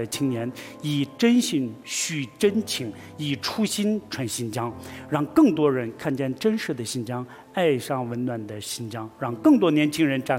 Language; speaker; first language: Chinese; native; Chinese